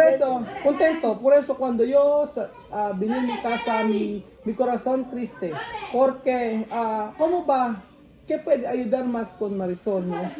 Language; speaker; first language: Spanish; non-native, learner; Filipino